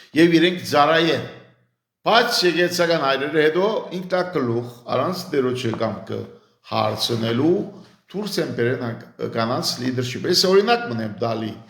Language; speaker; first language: Armenian; early bilingual, heritage; Armenian